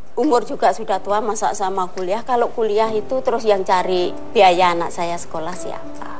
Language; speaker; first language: Indonesian; non-native, local second language; Javanese